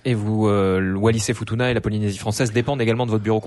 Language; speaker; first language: French; native; French